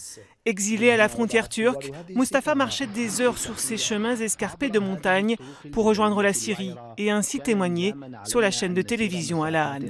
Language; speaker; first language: French; native; French